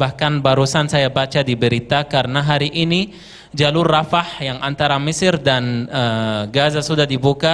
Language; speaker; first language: Indonesian; non-native, fluent; Arabic